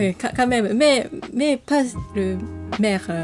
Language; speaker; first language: French; non-native, learner; Japanese